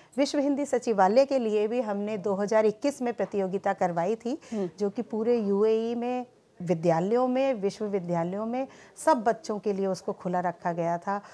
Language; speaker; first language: Hindi; native; Hindi